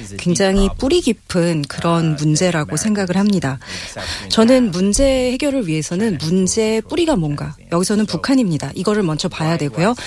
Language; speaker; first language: Korean; non-native, fluent; English